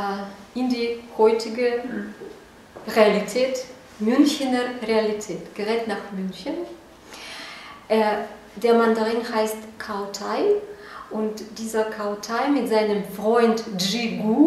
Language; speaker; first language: German; non-native, fluent; Russian